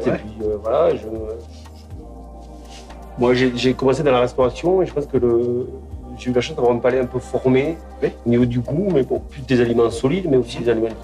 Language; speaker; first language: French; native; French